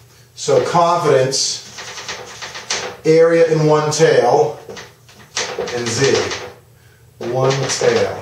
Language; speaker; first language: English; native; English